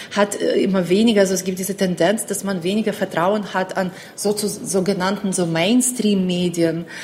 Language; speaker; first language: German; non-native, fluent; Ukrainian